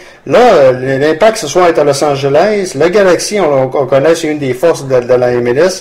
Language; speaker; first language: French; native; French